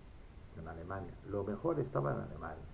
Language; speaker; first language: Spanish; native; Spanish